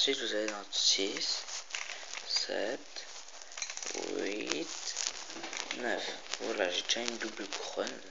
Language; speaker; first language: French; native; French